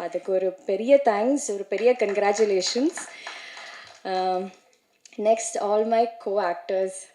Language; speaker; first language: Tamil; non-native, learner; Malayalam